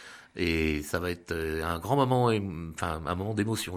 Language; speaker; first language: French; native; French